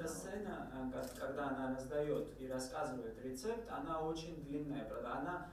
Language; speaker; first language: Czech; non-native, learner; Georgian